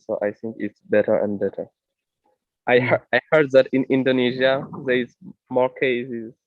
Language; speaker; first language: English; non-native, fluent; French